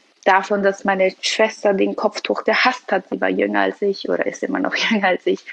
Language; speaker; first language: German; early bilingual, other home language; Persian